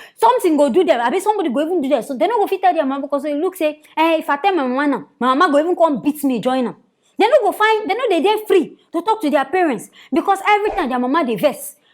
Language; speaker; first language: Nigerian Pidgin; native; Nigerian Pidgin